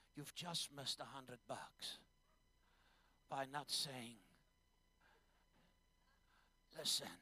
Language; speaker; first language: English; non-native, local second language; Afrikaans